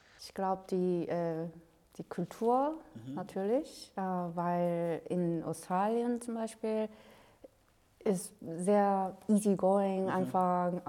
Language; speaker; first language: German; non-native, learner; Korean